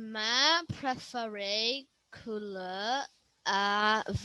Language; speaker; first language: French; non-native, learner; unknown